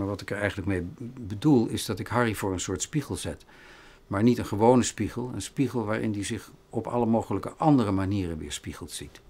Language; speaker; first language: Dutch; native; Dutch